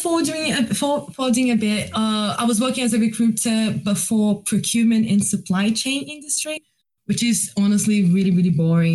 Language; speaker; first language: English; non-native, fluent; Portuguese